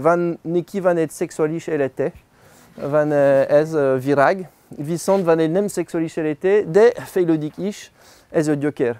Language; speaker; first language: Hungarian; non-native, learner; French